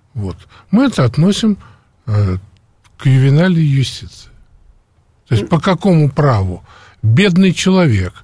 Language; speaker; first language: Russian; native; Russian